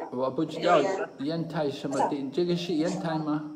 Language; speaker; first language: Chinese; non-native, fluent; English